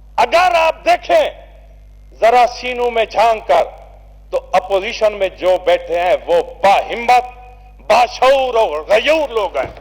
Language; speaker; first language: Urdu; non-native, local second language; Saraiki